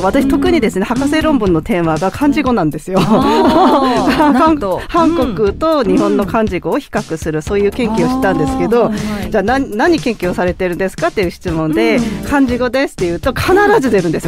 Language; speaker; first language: Japanese; non-native, fluent; Korean